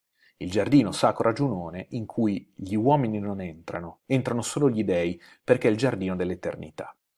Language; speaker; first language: Italian; native; Italian